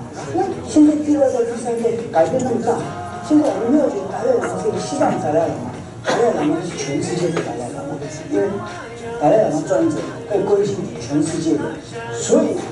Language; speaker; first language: Chinese; non-native, fluent; Tibetan